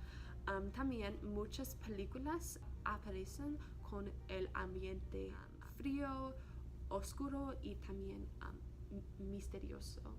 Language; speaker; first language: Spanish; non-native, learner; English